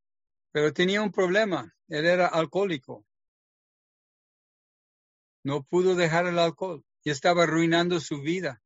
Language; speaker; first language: Spanish; non-native, fluent; English